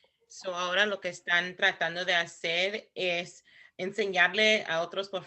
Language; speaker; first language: Spanish; early bilingual, heritage; Spanish